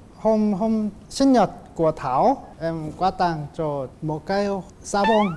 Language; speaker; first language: Vietnamese; non-native, learner; Korean